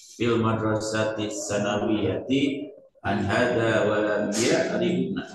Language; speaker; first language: Arabic; non-native, learner; Indonesian